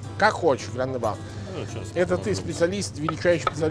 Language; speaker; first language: Russian; non-native, fluent; Italian